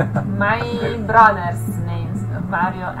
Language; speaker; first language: English; non-native, learner; Italian